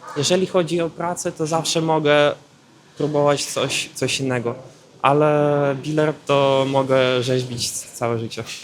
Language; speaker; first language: Polish; non-native, fluent; Ukrainian